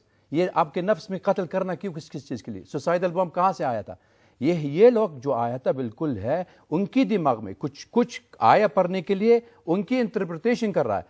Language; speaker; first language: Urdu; non-native, learner; Arabic